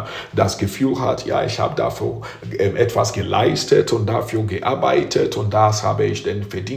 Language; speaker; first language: German; non-native, fluent; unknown